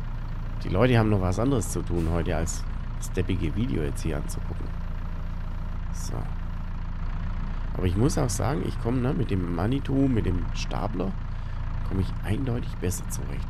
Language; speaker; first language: German; native; German